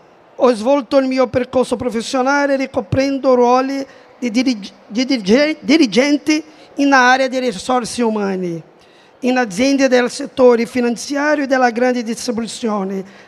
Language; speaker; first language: Italian; non-native, fluent; Portuguese